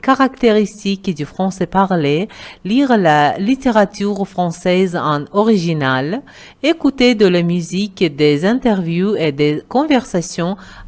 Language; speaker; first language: French; non-native, fluent; Uzbek